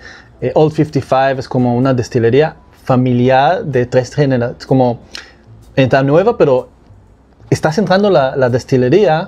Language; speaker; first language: Spanish; non-native, fluent; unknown